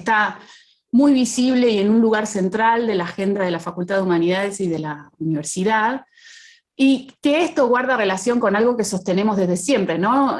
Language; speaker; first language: Spanish; native; Spanish